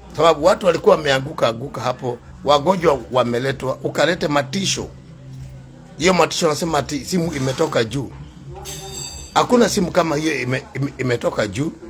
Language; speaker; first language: Swahili; non-native, local second language; Kikuyu